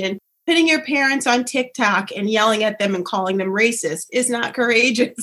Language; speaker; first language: English; native; English